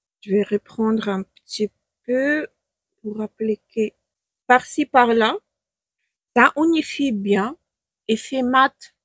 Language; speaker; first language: French; non-native, fluent; Ukrainian